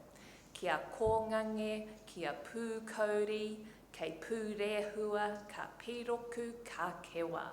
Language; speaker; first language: Māori; non-native, local second language; English